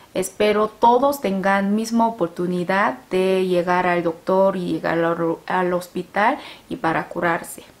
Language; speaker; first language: Spanish; non-native, fluent; Korean